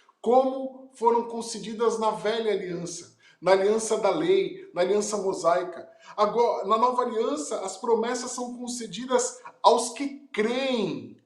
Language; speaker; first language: Portuguese; native; Portuguese